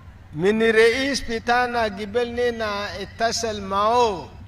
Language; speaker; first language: Arabic; non-native, local second language; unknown